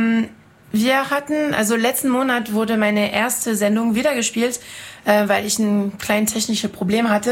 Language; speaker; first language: German; non-native, fluent; French